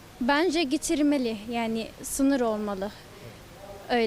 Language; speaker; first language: Turkish; non-native, learner; Arabic